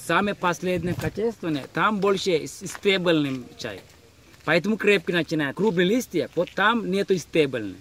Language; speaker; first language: Russian; non-native, learner; Sinhala